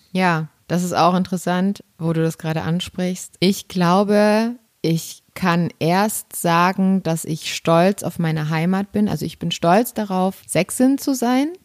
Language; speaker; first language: German; native; German